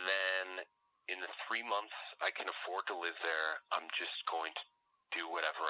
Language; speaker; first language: English; native; English